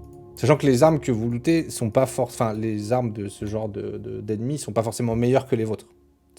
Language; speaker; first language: French; native; French